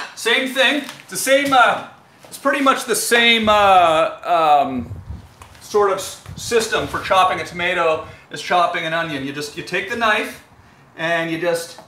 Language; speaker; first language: English; native; English